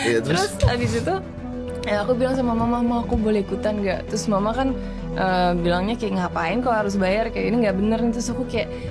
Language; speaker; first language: Indonesian; early bilingual, heritage; Indonesian